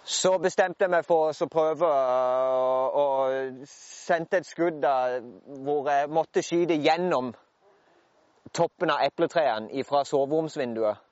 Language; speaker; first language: Norwegian; native; Norwegian